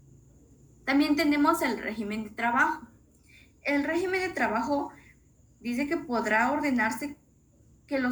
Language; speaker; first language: Spanish; native; Spanish